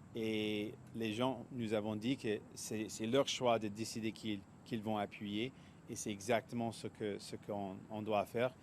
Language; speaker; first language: French; non-native, local second language; English